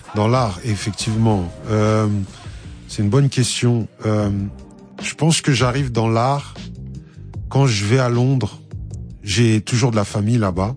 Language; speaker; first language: French; native; French